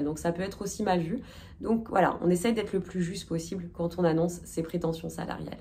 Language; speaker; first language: French; native; French